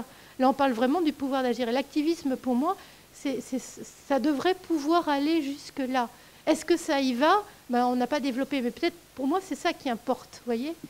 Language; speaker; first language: French; native; French